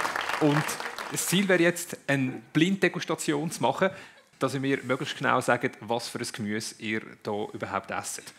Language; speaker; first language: German; native; German